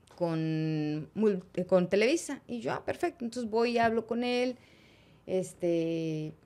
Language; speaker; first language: Spanish; native; Spanish